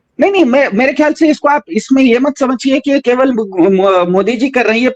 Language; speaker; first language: Hindi; non-native, local second language; Kannada